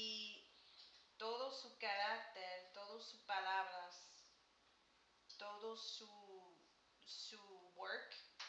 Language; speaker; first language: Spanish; non-native, learner; English